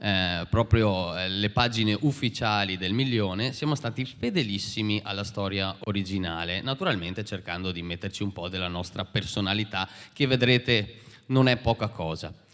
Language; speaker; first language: Italian; native; Italian